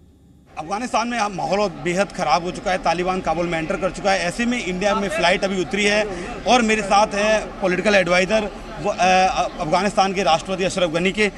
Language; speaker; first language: Hindi; native; Hindi